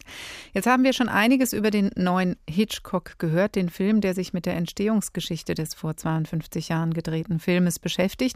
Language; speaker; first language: German; native; German